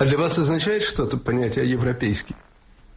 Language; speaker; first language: Russian; non-native, fluent; English